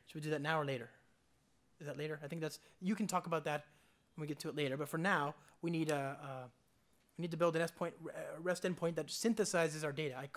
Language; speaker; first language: English; native; English